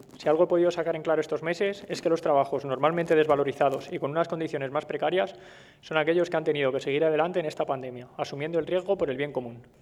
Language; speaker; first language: Spanish; native; Spanish